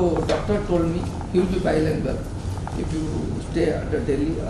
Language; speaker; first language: Hindi; non-native, local second language; Odia